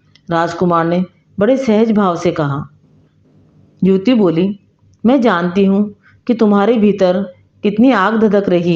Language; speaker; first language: Hindi; native; Hindi